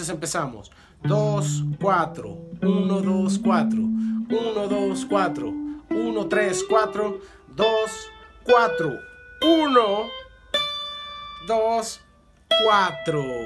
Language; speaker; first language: Spanish; native; Spanish